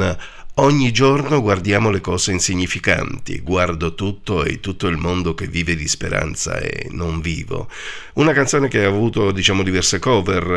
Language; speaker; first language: Italian; native; Italian